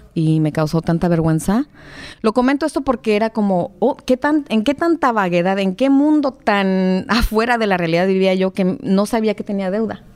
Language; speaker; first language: Spanish; native; Spanish